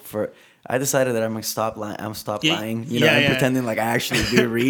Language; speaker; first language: English; non-native, fluent; Spanish